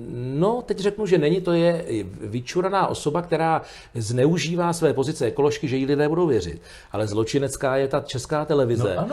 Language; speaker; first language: Czech; native; Czech